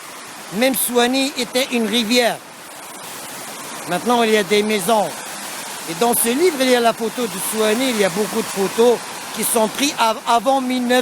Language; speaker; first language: French; non-native, local second language; Arabic